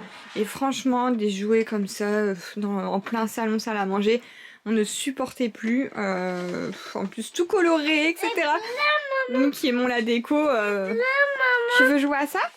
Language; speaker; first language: French; native; French